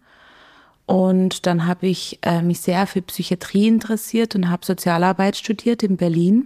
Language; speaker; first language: German; native; German